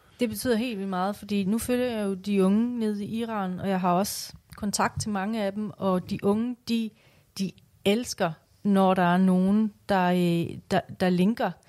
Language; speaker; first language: Danish; early bilingual, other home language; Persian